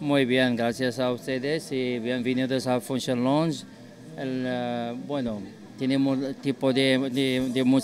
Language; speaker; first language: Spanish; non-native, fluent; Arabic